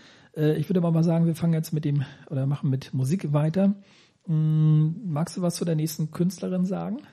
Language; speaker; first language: German; native; German